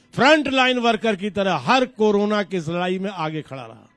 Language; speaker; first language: Hindi; native; Hindi